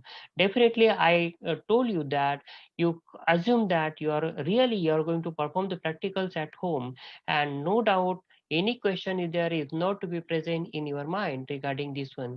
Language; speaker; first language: English; non-native, local second language; Marathi